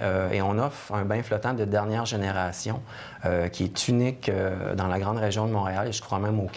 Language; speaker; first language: French; native; French